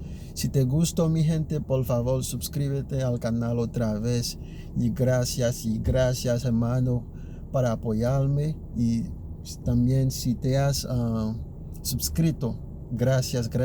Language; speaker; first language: Spanish; early bilingual, other home language; Haitian Creole